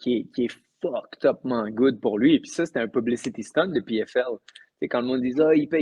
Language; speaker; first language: French; native; French